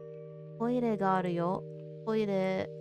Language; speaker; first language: Japanese; non-native, learner; English